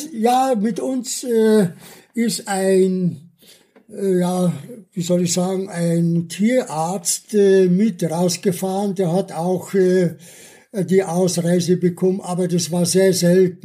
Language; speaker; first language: German; early bilingual, other home language; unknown